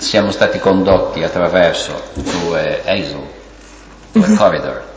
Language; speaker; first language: Italian; native; Italian